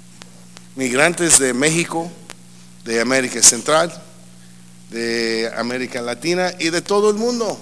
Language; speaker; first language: Spanish; early bilingual, heritage; English